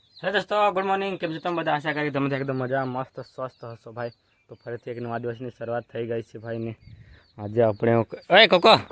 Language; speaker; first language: Gujarati; non-native, local second language; Bhili